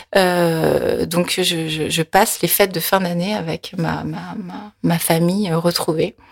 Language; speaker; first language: French; early bilingual, other home language; Korean